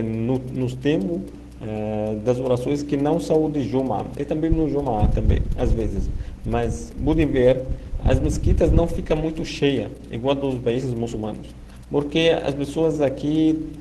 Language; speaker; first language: Portuguese; non-native, fluent; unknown